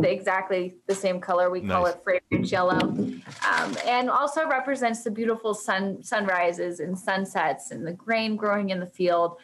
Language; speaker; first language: English; native; English